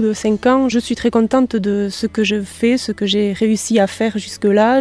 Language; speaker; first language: French; native; French